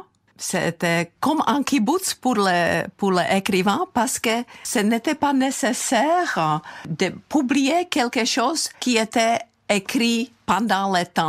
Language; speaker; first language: French; non-native, fluent; Czech